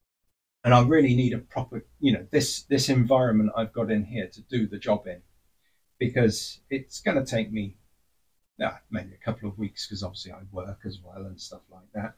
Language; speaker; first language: English; native; English